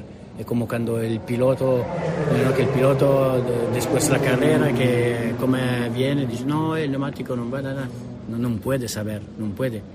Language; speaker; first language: Spanish; non-native, learner; Italian